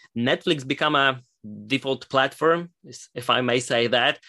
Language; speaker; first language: English; non-native, fluent; Polish